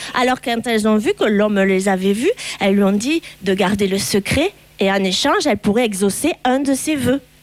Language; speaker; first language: French; native; French